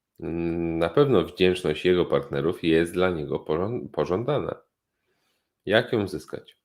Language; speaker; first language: Polish; native; Polish